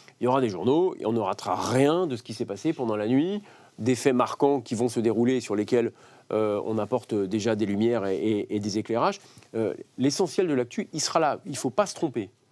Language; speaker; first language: French; native; French